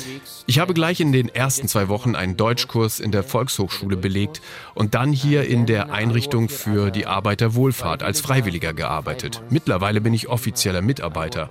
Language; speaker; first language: German; non-native, fluent; Arabic